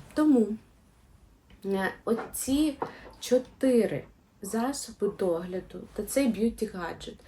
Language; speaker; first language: Ukrainian; non-native, local second language; Russian